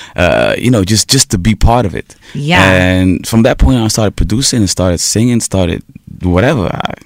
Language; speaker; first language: English; early bilingual, heritage; Portuguese